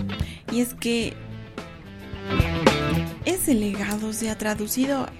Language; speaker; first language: Spanish; native; Spanish